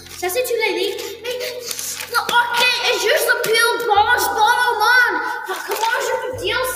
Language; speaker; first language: French; non-native, learner; English